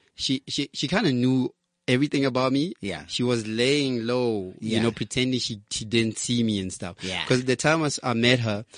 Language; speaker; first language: English; non-native, local second language; Southern Sotho